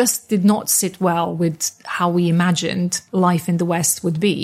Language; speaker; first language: English; non-native, fluent; Bosnian